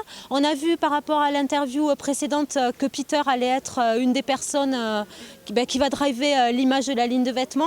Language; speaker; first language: French; native; French